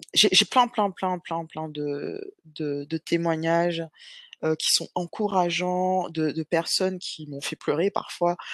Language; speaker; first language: French; native; French